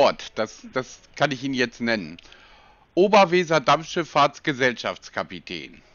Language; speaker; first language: German; native; German